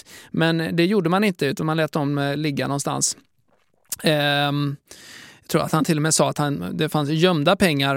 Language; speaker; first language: Swedish; native; Swedish